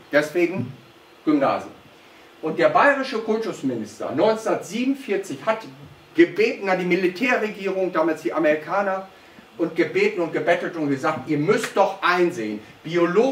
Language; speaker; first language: German; native; German